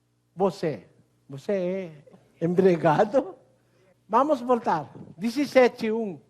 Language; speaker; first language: Portuguese; non-native, learner; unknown